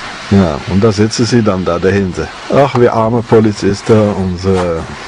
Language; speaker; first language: German; non-native, fluent; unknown